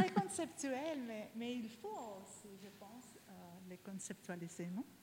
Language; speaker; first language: French; non-native, learner; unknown